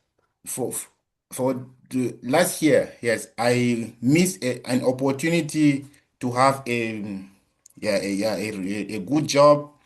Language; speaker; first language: English; non-native, learner; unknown